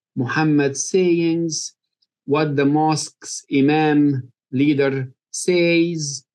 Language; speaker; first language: English; non-native, fluent; Arabic